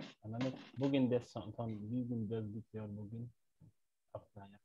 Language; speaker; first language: Turkish; non-native, learner; French